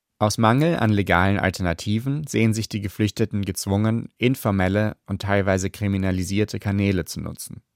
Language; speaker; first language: German; native; German